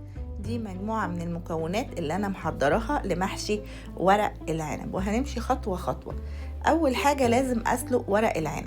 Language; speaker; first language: Arabic; native; Arabic